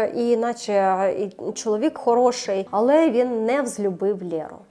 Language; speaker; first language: Ukrainian; non-native, local second language; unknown